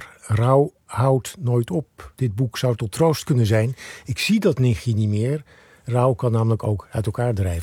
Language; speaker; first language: Dutch; native; Dutch